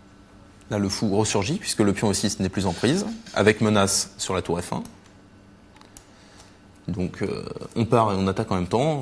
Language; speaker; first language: French; native; French